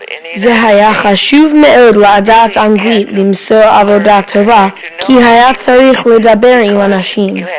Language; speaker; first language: Hebrew; non-native, learner; English